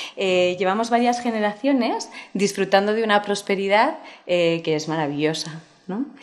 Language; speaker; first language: Spanish; native; Spanish